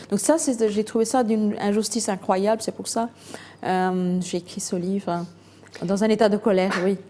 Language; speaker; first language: French; non-native, fluent; Bangla